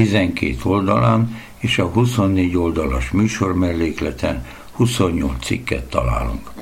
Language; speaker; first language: Hungarian; native; Hungarian